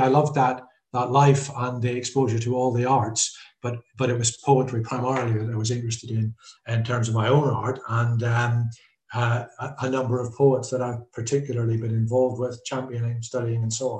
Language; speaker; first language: English; native; English